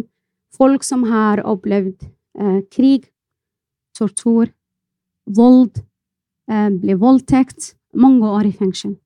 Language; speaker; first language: Norwegian; non-native, fluent; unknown